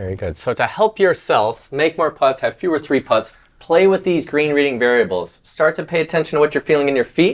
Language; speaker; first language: English; native; English